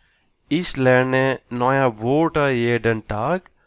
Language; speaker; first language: German; non-native, learner; Bangla